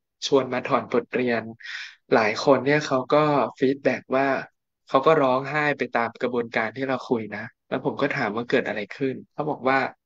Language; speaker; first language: Thai; native; Thai